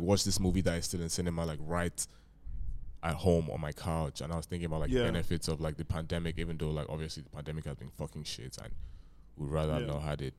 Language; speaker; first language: English; non-native, local second language; Yoruba